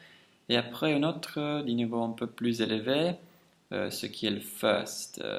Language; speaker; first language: French; non-native, fluent; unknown